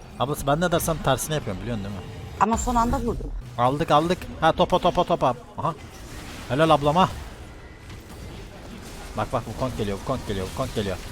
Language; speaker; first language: Turkish; native; Turkish